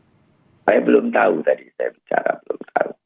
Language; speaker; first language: Indonesian; native; Indonesian